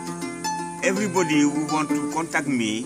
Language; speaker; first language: English; non-native, learner; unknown